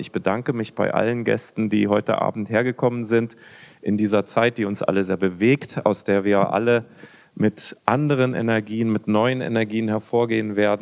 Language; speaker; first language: German; native; German